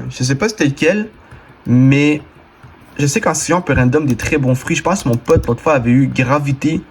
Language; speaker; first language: French; native; French